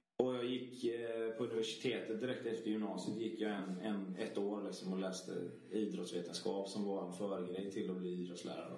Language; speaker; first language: Swedish; native; Swedish